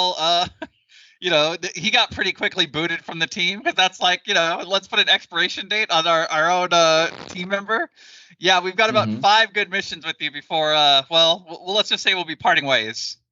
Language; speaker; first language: English; native; English